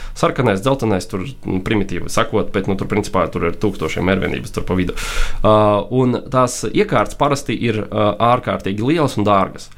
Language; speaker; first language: Latvian; non-native, local second language; Russian